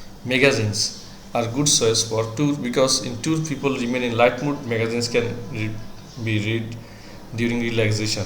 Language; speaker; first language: English; non-native, local second language; Bangla